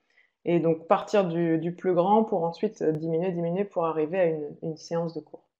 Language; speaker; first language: French; native; French